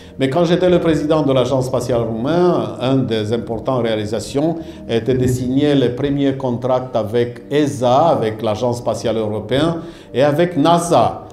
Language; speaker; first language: French; non-native, fluent; Romanian